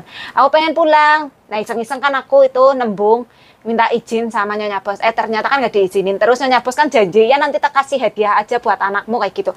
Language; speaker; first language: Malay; non-native, local second language; Javanese